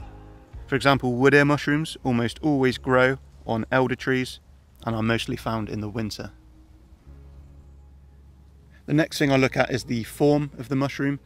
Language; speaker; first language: English; native; English